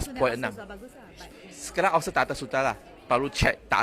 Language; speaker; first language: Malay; non-native, local second language; Chinese